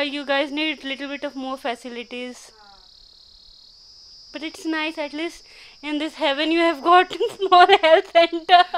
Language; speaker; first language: English; non-native, local second language; Hindi